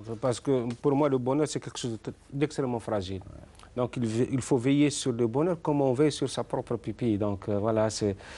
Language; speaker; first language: French; non-native, local second language; Arabic